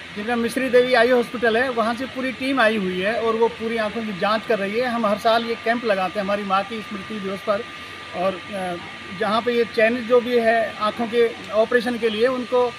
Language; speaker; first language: Hindi; native; Hindi